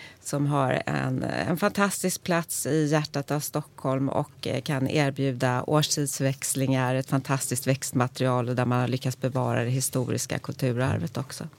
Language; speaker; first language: Swedish; native; Swedish